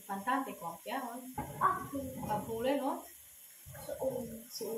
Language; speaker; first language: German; non-native, learner; Filipino